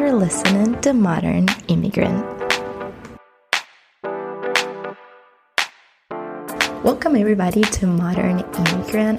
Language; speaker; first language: English; non-native, fluent; Spanish